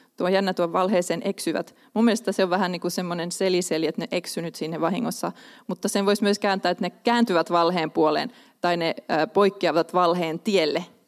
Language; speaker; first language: Finnish; non-native, local second language; Swedish